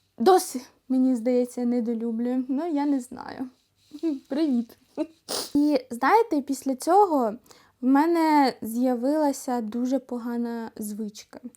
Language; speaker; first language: Ukrainian; non-native, local second language; Russian